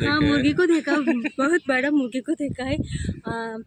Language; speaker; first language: Hindi; non-native, local second language; Malayalam